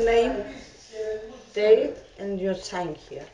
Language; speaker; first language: English; non-native, local second language; Greek